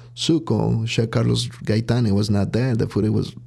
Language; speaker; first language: English; non-native, fluent; Spanish